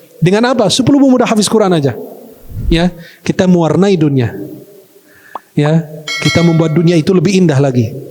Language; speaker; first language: Malay; non-native, fluent; Arabic